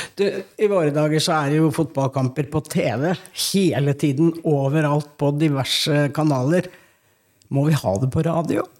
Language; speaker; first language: Norwegian; native; Norwegian